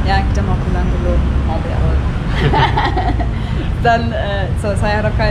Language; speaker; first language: Indonesian; non-native, fluent; German